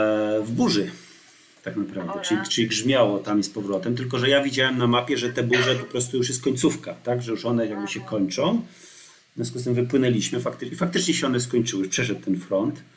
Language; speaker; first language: Polish; native; Polish